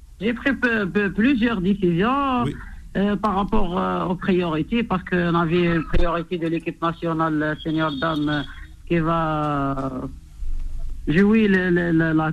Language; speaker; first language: French; non-native, local second language; Arabic